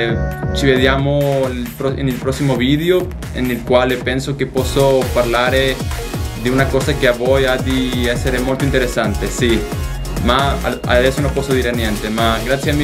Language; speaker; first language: Italian; non-native, learner; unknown